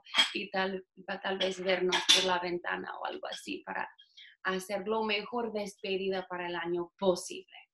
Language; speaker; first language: Spanish; non-native, fluent; English